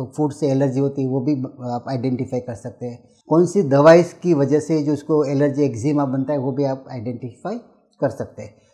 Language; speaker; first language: Hindi; non-native, local second language; Gujarati